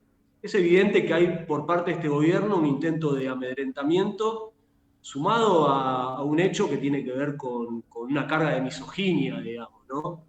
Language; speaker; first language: Spanish; native; Spanish